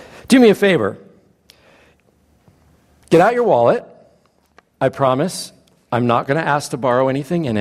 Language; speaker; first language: English; native; English